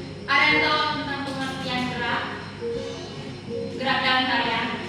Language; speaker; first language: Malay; non-native, local second language; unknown